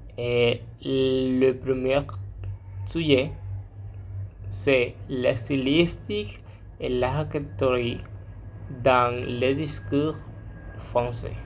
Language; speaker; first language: French; non-native, learner; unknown